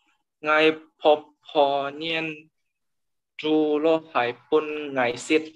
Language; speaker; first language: Chinese; non-native, learner; Indonesian